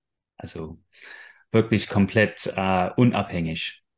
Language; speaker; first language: German; non-native, fluent; English